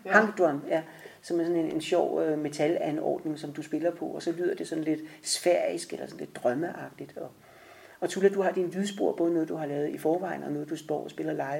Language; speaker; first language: Danish; native; Danish